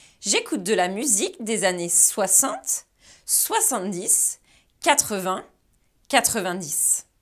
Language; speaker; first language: French; native; French